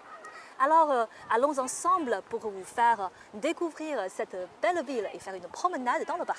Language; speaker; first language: French; non-native, fluent; Chinese